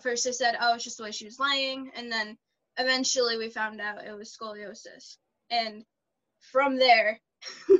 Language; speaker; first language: English; native; English